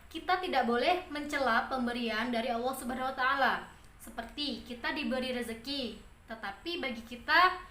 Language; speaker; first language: Indonesian; native; Indonesian